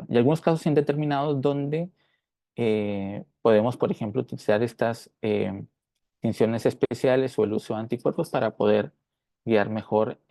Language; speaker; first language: Spanish; native; Spanish